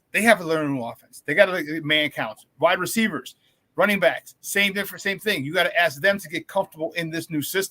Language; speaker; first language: English; native; English